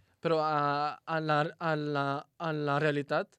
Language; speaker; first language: Catalan; non-native, fluent; Arabic